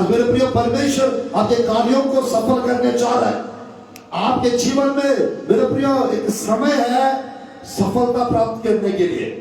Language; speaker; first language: Hindi; non-native, local second language; Telugu